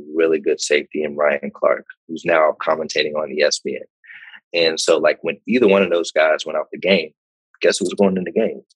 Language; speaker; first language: English; native; English